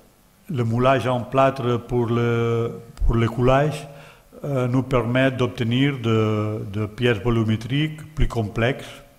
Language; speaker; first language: French; non-native, learner; Catalan